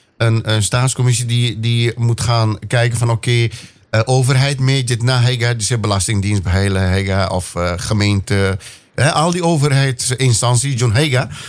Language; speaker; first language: Dutch; native; Dutch